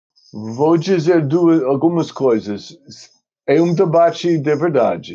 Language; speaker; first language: Portuguese; non-native, fluent; English